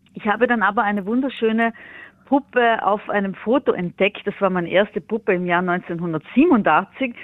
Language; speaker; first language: German; native; German